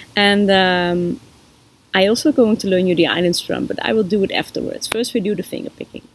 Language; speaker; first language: English; non-native, fluent; Dutch